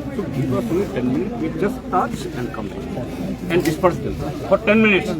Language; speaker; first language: English; non-native, local second language; Bangla